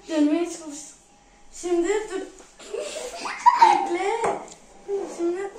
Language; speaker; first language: Turkish; early bilingual, heritage; Turkish